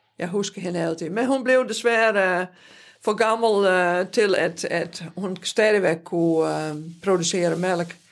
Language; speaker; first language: Danish; non-native, fluent; Dutch